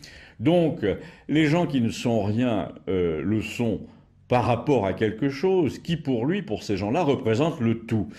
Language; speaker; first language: French; native; French